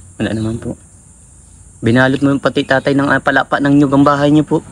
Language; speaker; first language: Filipino; non-native, local second language; Bikol